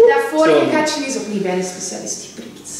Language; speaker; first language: Dutch; native; Dutch